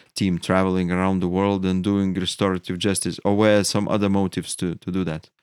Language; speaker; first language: English; non-native, fluent; Lithuanian